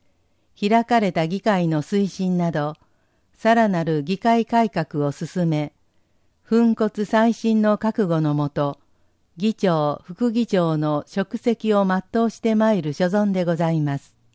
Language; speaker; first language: Japanese; native; Japanese